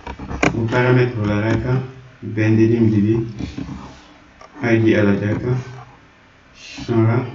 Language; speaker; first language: Turkish; non-native, learner; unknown